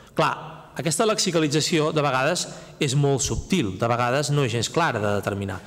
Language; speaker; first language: Catalan; native; Catalan